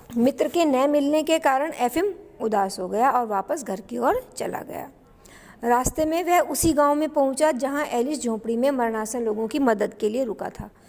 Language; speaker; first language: Hindi; native; Hindi